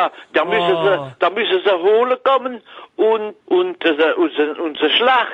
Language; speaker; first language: German; non-native, learner; French